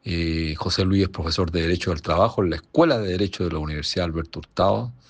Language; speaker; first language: Spanish; native; Spanish